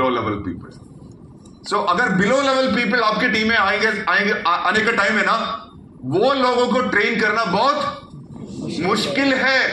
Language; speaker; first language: Hindi; non-native, local second language; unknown